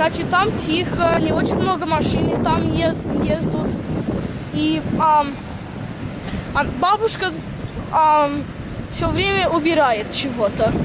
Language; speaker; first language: Russian; early bilingual, heritage; Russian